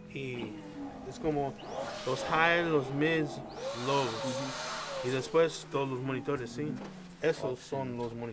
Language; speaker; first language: Spanish; early bilingual, heritage; Spanish